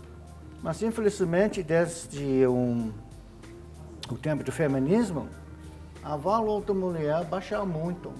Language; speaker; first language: Portuguese; non-native, fluent; English